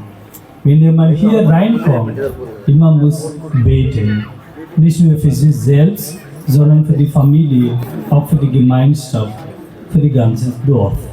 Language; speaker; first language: German; non-native, fluent; Telugu